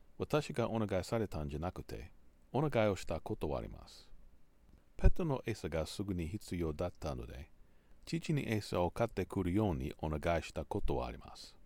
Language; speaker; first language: Japanese; non-native, learner; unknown